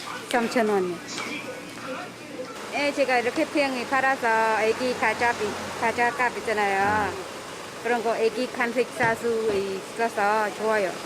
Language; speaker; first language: Korean; non-native, learner; Khmer